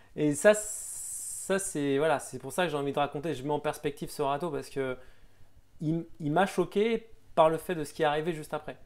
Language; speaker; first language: French; native; French